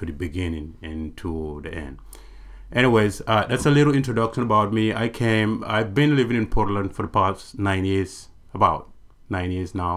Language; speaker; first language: English; non-native, local second language; Mandingo